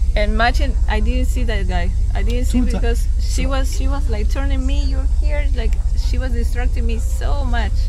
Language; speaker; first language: English; non-native, fluent; Spanish